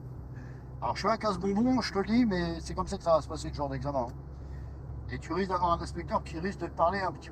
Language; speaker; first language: French; native; French